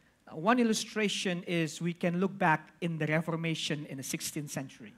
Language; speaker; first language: English; non-native, fluent; Indonesian